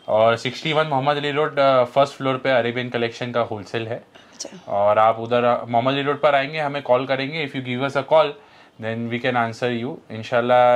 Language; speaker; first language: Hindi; non-native, local second language; Marwari